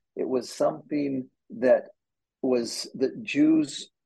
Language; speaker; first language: English; native; English